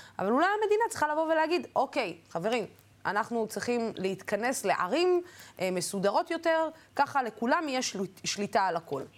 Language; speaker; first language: Hebrew; non-native, local second language; Arabic